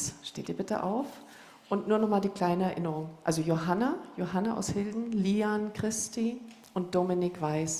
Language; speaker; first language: German; native; German